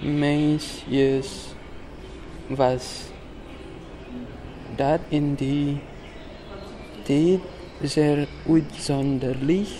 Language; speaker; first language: Dutch; non-native, learner; Indonesian